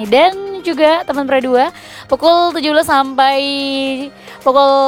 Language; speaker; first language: Indonesian; native; Indonesian